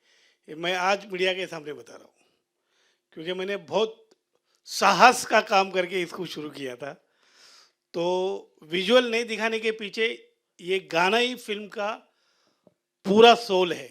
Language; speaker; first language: Hindi; native; Hindi